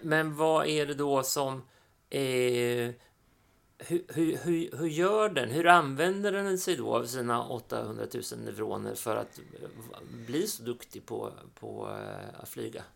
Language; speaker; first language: Swedish; native; Swedish